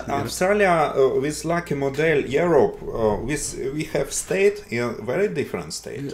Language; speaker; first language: English; non-native, learner; Russian